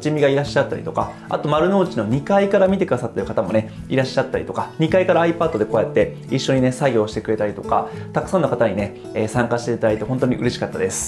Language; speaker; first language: Japanese; native; Japanese